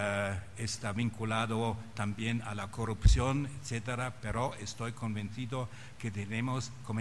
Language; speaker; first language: Spanish; non-native, fluent; German